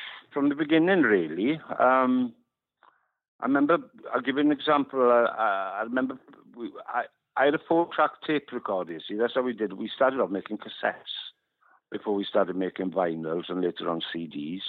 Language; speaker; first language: English; non-native, local second language; Welsh